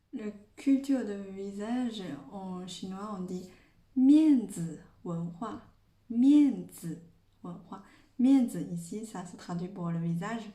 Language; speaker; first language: French; non-native, fluent; Chinese